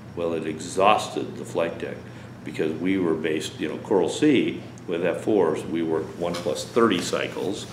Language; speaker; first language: English; native; English